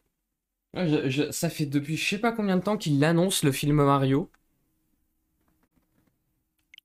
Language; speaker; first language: French; native; French